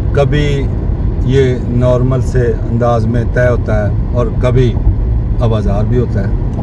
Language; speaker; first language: Urdu; non-native, local second language; Punjabi